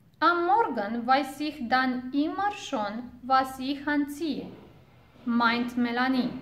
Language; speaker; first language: German; non-native, fluent; Romanian